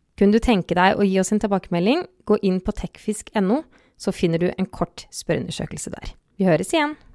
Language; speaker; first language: Norwegian; native; Norwegian